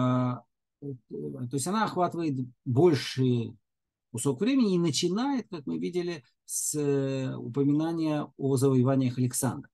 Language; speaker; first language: Russian; native; Russian